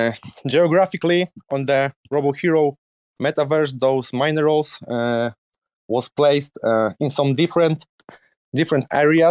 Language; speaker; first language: English; non-native, learner; Polish